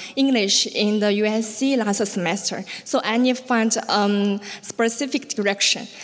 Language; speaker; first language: English; non-native, learner; Chinese